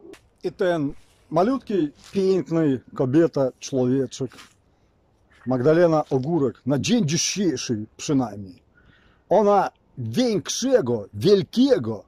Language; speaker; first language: Polish; non-native, fluent; Ukrainian